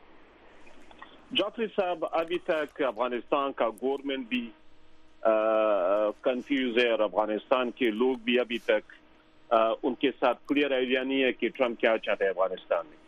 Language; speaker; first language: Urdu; non-native, fluent; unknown